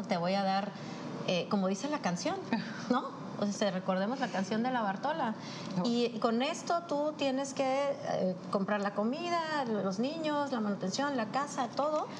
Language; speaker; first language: Spanish; native; Spanish